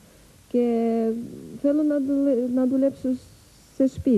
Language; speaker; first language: Greek; non-native, learner; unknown